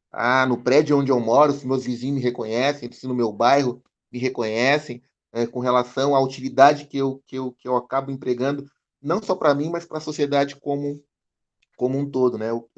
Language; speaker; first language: Portuguese; native; Portuguese